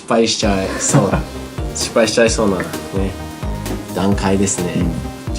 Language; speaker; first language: Japanese; non-native, fluent; English